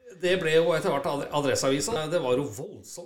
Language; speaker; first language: Norwegian; native; Norwegian